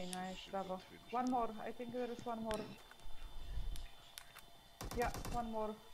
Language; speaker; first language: English; non-native, fluent; Polish